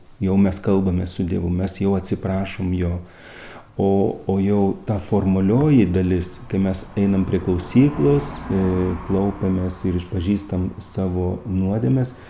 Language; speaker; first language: Lithuanian; native; Lithuanian